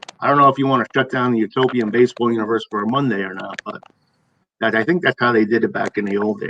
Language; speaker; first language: English; native; English